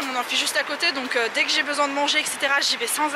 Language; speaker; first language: French; native; French